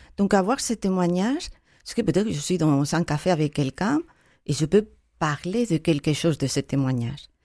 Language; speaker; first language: French; non-native, fluent; Spanish